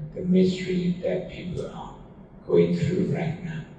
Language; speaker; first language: English; non-native, fluent; Burmese